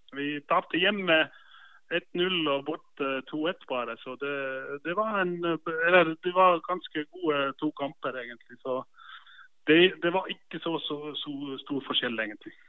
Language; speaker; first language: Norwegian; non-native, fluent; Estonian